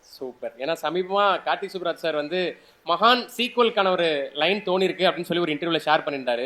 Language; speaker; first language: Tamil; native; Tamil